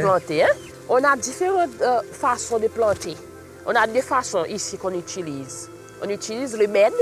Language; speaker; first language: French; non-native, local second language; Seselwa Creole French